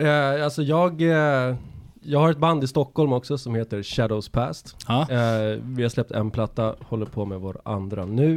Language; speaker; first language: Swedish; native; Swedish